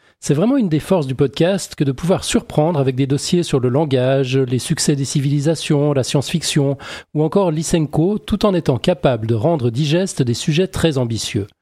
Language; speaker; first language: French; native; French